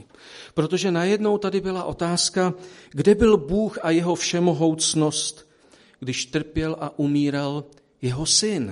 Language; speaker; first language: Czech; native; Czech